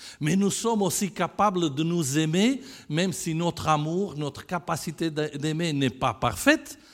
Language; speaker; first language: French; non-native, fluent; Italian